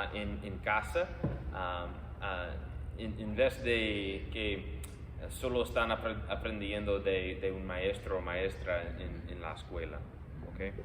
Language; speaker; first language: Spanish; non-native, fluent; English